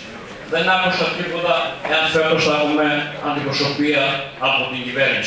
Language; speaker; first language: Greek; early bilingual, heritage; Greek